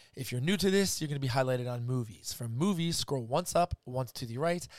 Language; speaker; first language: English; native; English